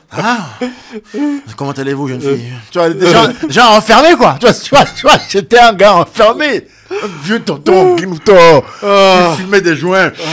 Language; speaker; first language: French; native; French